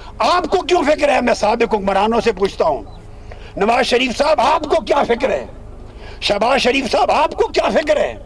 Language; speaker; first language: Urdu; non-native, local second language; Punjabi